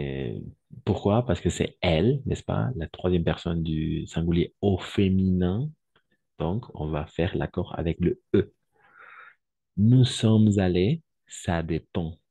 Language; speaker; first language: French; non-native, fluent; Spanish